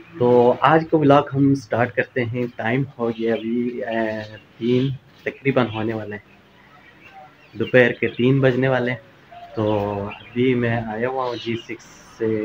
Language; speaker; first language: Urdu; non-native, local second language; Balti